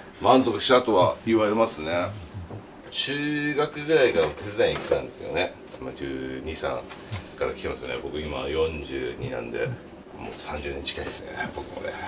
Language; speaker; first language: Japanese; native; Japanese